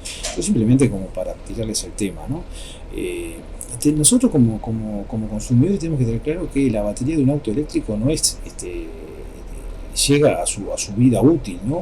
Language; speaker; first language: Spanish; native; Spanish